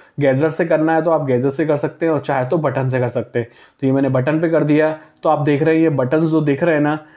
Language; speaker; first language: Hindi; native; Hindi